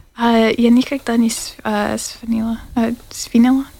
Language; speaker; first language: Russian; non-native, learner; English